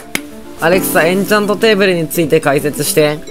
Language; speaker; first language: Japanese; native; Japanese